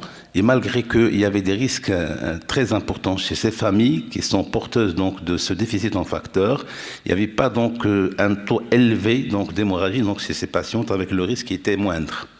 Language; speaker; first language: French; non-native, local second language; Arabic